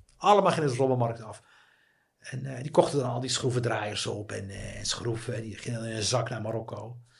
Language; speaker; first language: Dutch; early bilingual, other home language; Riffian